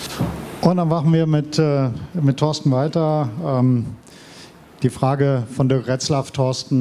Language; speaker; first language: German; native; German